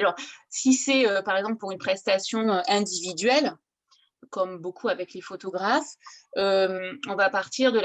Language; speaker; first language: French; native; French